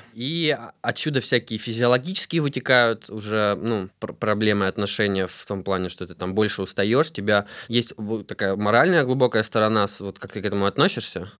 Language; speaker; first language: Russian; native; Russian